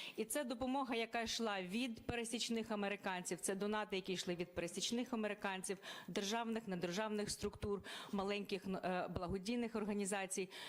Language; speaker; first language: Ukrainian; native; Ukrainian